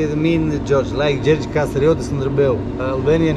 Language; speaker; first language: English; non-native, learner; Albanian